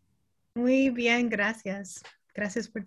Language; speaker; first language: Spanish; early bilingual, heritage; Spanish